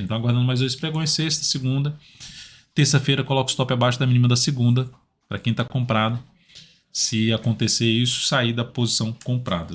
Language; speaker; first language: Portuguese; native; Portuguese